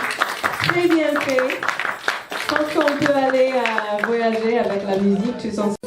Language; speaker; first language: French; non-native, fluent; English